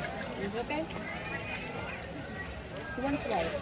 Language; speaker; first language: English; non-native, fluent; Filipino